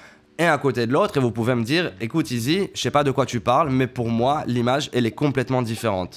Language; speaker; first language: French; native; French